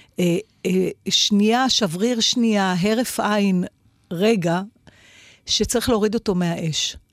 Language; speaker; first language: Hebrew; native; Hebrew